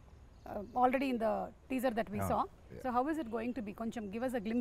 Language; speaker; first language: Telugu; native; Telugu